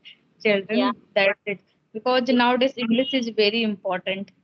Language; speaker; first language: English; non-native, local second language; Hindi